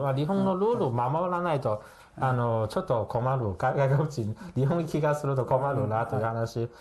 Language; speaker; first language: Japanese; non-native, fluent; Chinese